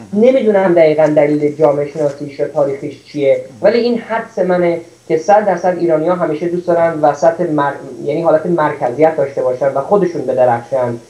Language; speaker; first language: Persian; early bilingual, heritage; Persian